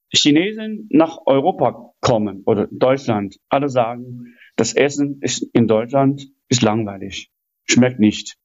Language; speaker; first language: German; non-native, fluent; Chinese